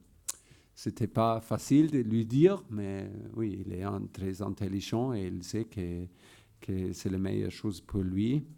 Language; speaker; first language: French; non-native, fluent; German